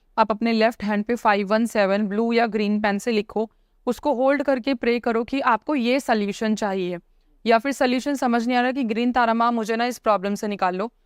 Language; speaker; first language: Hindi; native; Hindi